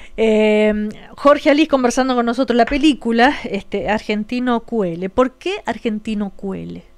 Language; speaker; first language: Spanish; native; Spanish